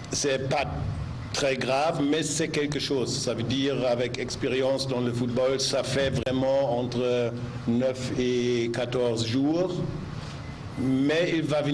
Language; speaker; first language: French; non-native, learner; German